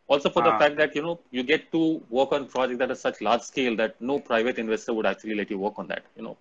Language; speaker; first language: English; non-native, local second language; Hindi